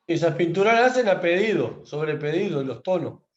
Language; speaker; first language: Spanish; native; Spanish